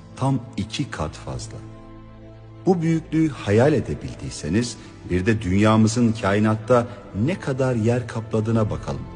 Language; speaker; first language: Turkish; native; Turkish